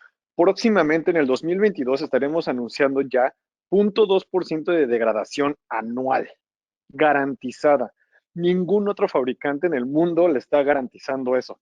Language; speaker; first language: Spanish; native; Spanish